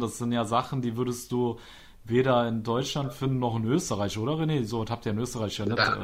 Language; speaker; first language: German; native; German